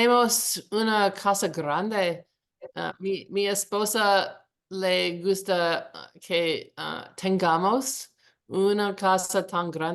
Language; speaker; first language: Spanish; non-native, learner; English